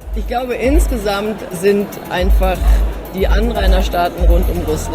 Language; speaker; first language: German; native; German